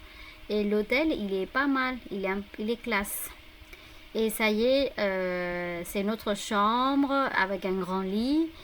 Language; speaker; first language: French; non-native, fluent; Burmese